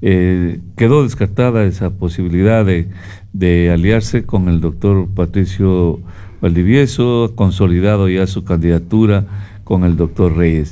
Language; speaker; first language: Spanish; native; Spanish